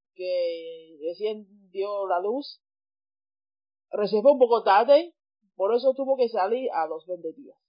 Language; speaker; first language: Spanish; non-native, fluent; Chinese